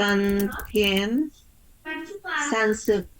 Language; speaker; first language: Chinese; non-native, learner; Indonesian